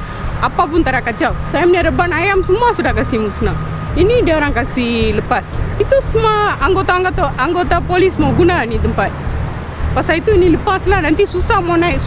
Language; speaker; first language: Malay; non-native, local second language; Tamil